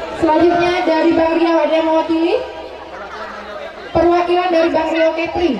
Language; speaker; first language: Malay; native; Malay